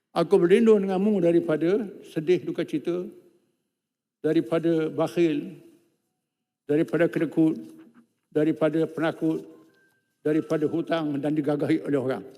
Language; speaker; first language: Malay; native; Malay